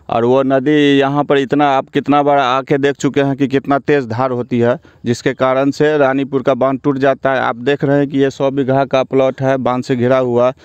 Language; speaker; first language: Hindi; native; Hindi